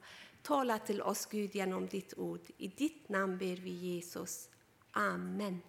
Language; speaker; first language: Swedish; non-native, fluent; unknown